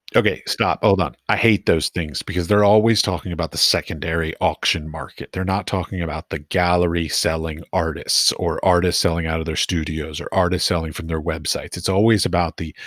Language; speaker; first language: English; native; English